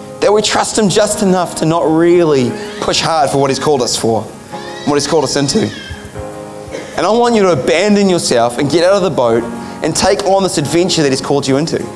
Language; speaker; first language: English; native; English